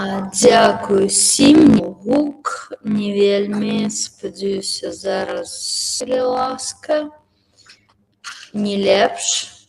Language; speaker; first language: Belarusian; non-native, local second language; Russian